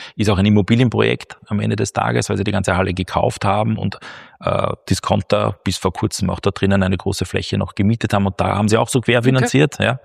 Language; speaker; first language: German; native; German